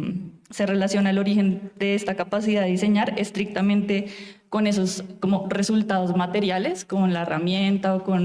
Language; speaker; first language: Spanish; native; Spanish